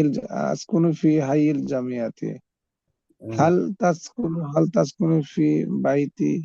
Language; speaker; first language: Arabic; non-native, learner; Bangla